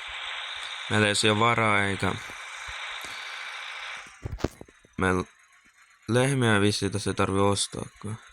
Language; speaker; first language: Finnish; native; Finnish